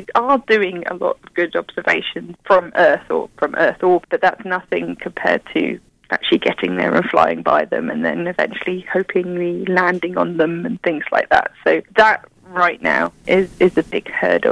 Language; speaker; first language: English; native; English